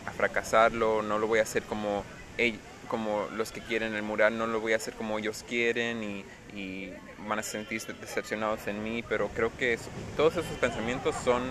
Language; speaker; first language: Spanish; early bilingual, heritage; Spanish